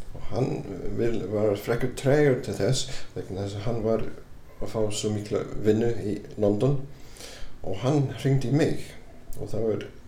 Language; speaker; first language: Icelandic; non-native, fluent; English